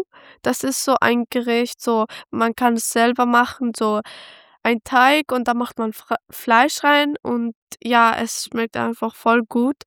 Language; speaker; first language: German; early bilingual, other home language; Pashto